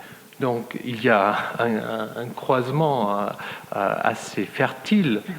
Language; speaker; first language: French; non-native, fluent; German